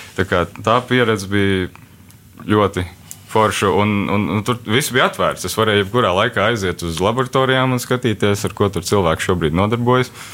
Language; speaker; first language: Latvian; early bilingual, heritage; Latvian